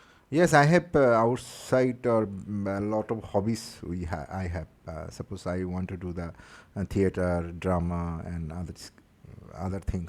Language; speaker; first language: English; non-native, local second language; Bangla